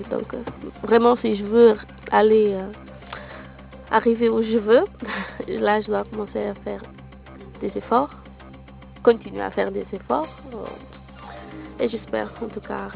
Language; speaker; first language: French; non-native, local second language; Portuguese